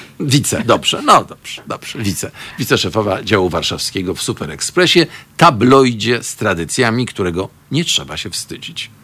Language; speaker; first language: Polish; native; Polish